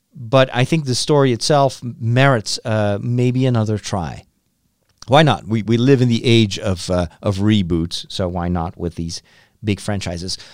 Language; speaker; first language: English; non-native, fluent; Dutch